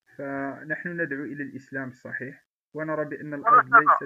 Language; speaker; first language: Arabic; native; Arabic